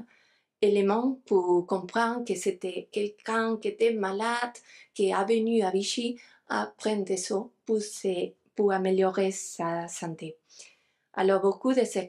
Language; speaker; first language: French; non-native, fluent; Spanish